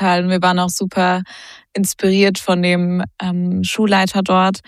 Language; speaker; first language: German; native; German